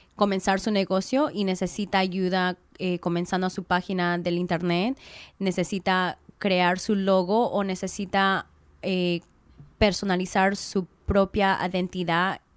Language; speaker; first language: Spanish; early bilingual, heritage; Spanish